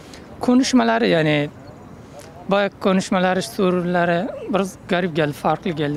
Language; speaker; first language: Turkish; non-native, learner; Uzbek